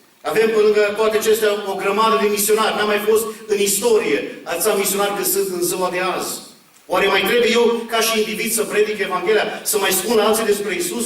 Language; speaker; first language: Romanian; early bilingual, heritage; Romanian